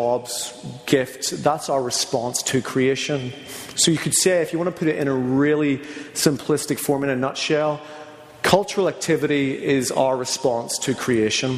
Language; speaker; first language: English; native; English